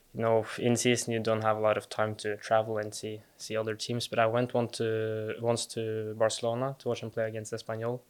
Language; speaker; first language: English; non-native, fluent; Norwegian